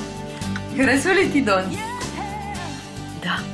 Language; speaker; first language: Bulgarian; native; Bulgarian